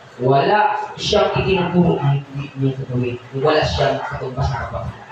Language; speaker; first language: Filipino; non-native, local second language; Cebuano